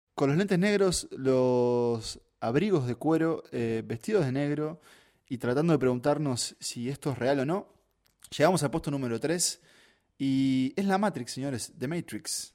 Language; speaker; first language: Spanish; native; Spanish